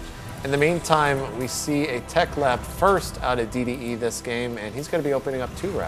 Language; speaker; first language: English; native; English